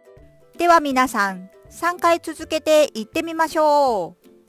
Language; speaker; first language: Japanese; non-native, fluent; Korean